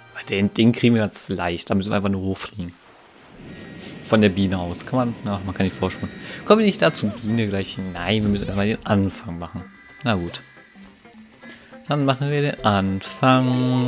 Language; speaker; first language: German; native; German